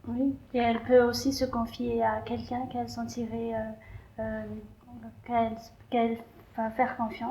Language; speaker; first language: French; non-native, local second language; Malagasy